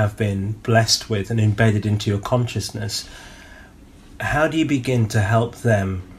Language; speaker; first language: English; native; English